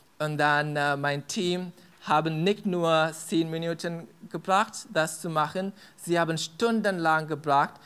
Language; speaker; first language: German; non-native, fluent; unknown